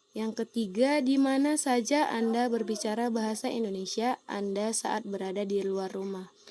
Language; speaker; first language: Indonesian; native; Indonesian